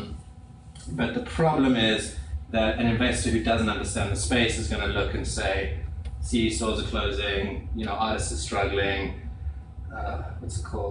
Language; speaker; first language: English; native; English